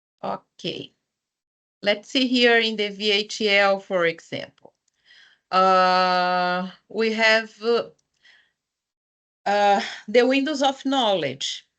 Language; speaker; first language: English; non-native, fluent; Portuguese